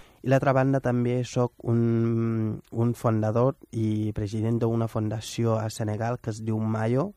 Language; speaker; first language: Catalan; non-native, fluent; Wolof